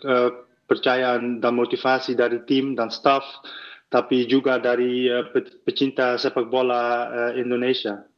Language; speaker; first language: Indonesian; non-native, fluent; Dutch